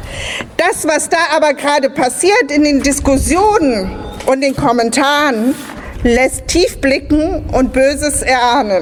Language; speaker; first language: German; native; German